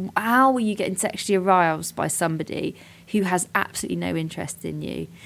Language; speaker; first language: English; native; English